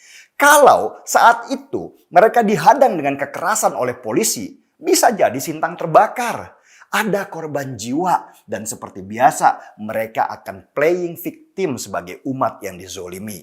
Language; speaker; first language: Indonesian; native; Indonesian